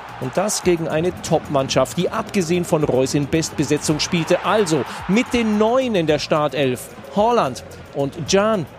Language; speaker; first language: German; native; German